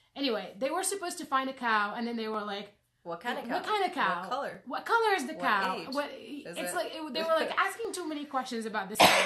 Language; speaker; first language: English; non-native, fluent; Arabic